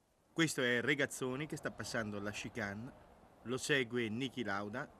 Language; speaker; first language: Italian; native; Italian